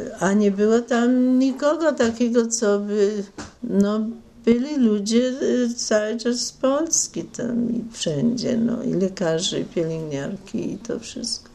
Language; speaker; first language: Polish; non-native, local second language; German